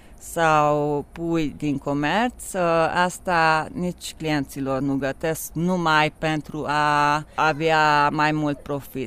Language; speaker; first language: Romanian; non-native, local second language; Hungarian